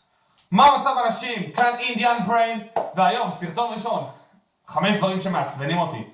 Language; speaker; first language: Hebrew; native; Hebrew